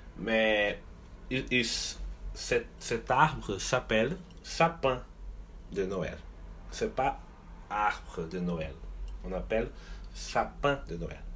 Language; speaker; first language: French; non-native, fluent; Portuguese